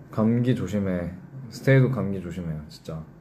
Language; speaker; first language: Korean; early bilingual, heritage; English